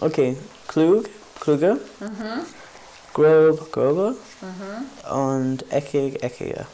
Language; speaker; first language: German; non-native, learner; English